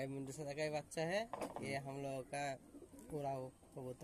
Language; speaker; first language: Hindi; non-native, local second language; Bangla